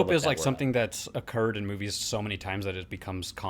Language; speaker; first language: English; native; English